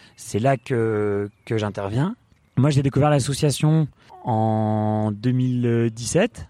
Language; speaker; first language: French; native; French